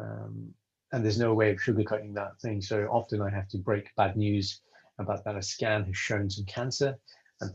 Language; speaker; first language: English; native; English